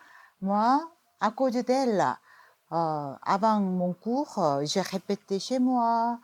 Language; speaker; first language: French; non-native, fluent; Korean